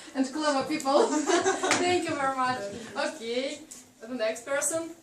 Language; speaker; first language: English; non-native, fluent; Russian